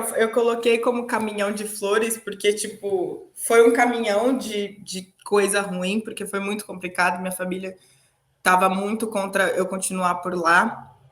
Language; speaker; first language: Portuguese; native; Portuguese